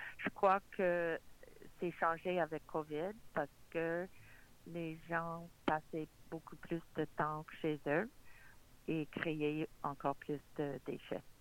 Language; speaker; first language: French; non-native, local second language; English